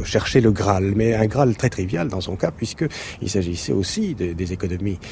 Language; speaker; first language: French; native; French